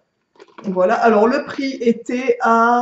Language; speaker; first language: French; native; French